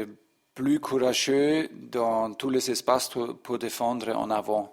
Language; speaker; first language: French; non-native, learner; German